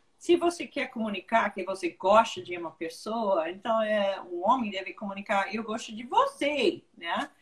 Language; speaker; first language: Portuguese; non-native, fluent; English